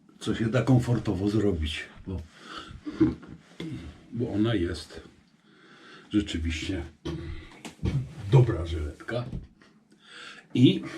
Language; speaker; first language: Polish; native; Polish